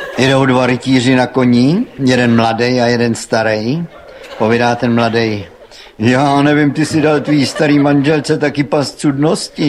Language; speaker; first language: Czech; native; Czech